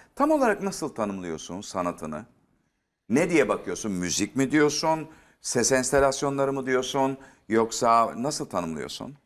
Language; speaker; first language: Turkish; native; Turkish